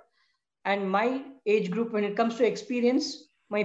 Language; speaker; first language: English; non-native, local second language; Tamil